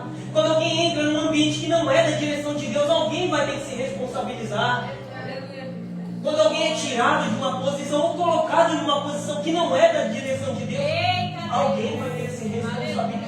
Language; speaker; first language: Portuguese; native; Portuguese